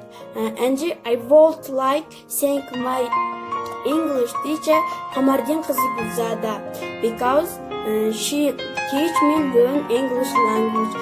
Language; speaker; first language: English; non-native, learner; Kyrgyz